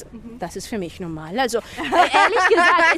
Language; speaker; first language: German; non-native, fluent; Spanish